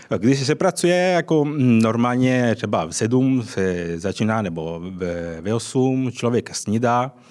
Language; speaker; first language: Czech; non-native, learner; Italian